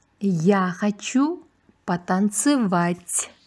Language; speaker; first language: Russian; non-native, fluent; Uzbek